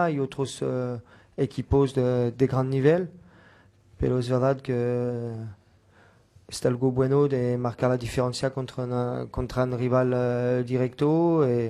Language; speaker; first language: Spanish; non-native, fluent; French